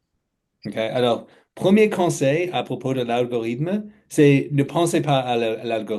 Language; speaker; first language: French; non-native, fluent; English